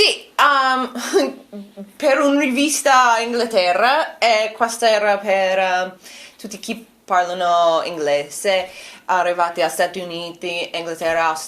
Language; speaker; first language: Italian; non-native, learner; English